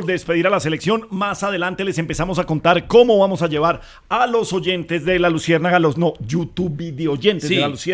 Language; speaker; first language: Spanish; native; Spanish